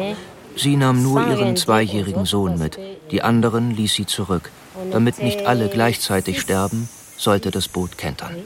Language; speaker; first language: German; native; German